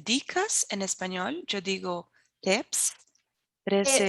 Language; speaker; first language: Spanish; non-native, fluent; Portuguese